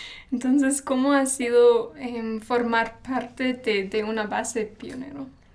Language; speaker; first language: Spanish; non-native, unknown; English